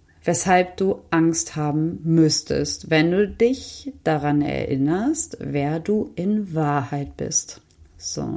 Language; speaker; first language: German; native; German